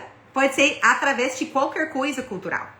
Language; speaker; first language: Portuguese; non-native, fluent; English